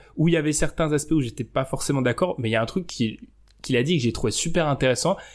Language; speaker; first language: French; native; French